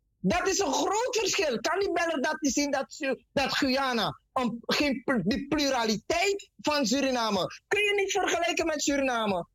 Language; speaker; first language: Dutch; native; Dutch